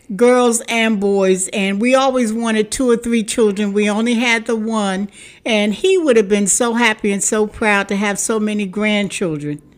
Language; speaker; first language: English; native; English